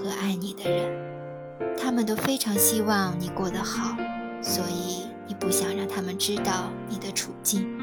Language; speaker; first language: Chinese; native; Chinese